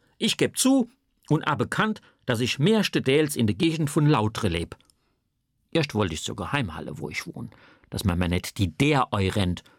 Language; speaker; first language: German; native; German